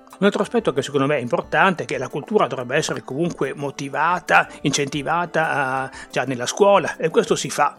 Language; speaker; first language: Italian; native; Italian